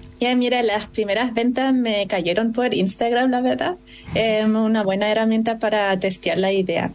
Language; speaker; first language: Spanish; non-native, fluent; German